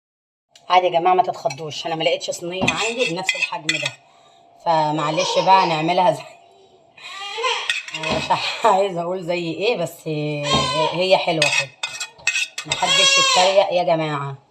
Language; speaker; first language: Arabic; native; Arabic